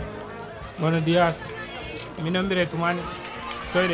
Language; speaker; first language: Spanish; non-native, learner; Mandingo